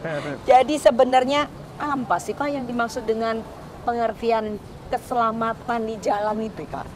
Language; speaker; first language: Indonesian; native; Indonesian